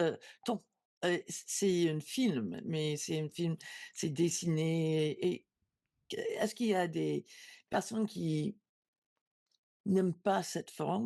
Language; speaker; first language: French; non-native, learner; English